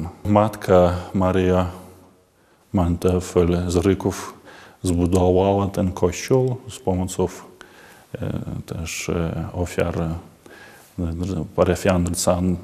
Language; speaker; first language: Polish; non-native, learner; Latvian